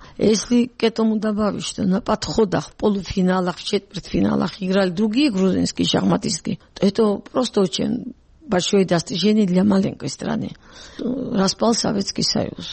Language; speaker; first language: Russian; non-native, local second language; Georgian